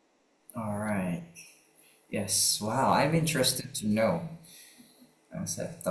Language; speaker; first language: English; non-native, fluent; Indonesian